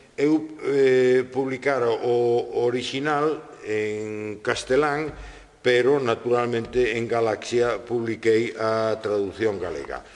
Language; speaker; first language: Galician; non-native, local second language; Spanish